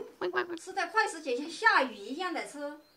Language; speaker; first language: Chinese; native; Chinese